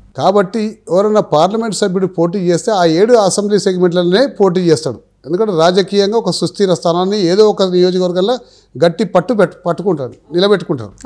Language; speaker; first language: Telugu; native; Telugu